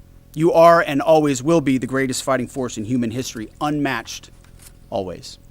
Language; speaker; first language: English; native; English